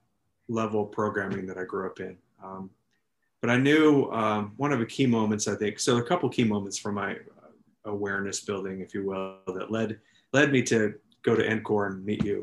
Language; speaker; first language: English; native; English